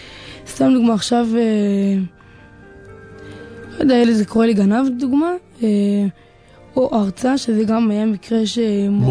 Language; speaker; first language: Hebrew; native; Hebrew